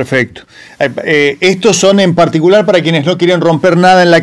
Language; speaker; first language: Spanish; native; Spanish